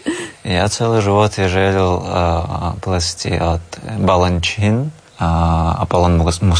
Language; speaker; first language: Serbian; non-native, learner; Russian